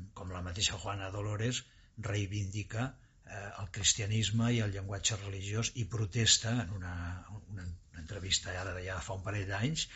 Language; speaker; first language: Catalan; native; Catalan